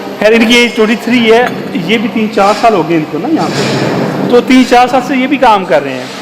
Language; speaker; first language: Urdu; native; Urdu